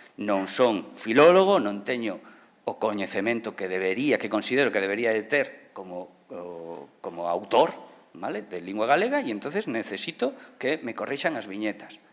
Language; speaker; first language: Galician; non-native, local second language; Spanish